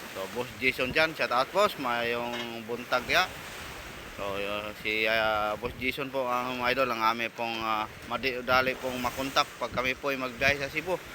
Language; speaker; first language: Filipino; non-native, local second language; Cebuano